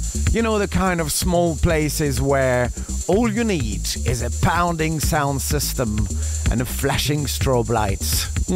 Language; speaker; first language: English; non-native, fluent; French